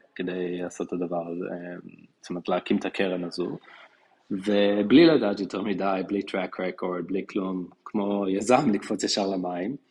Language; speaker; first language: Hebrew; native; Hebrew